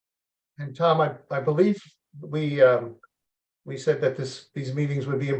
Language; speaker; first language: English; native; English